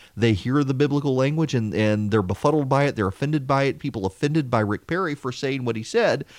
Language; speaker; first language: English; native; English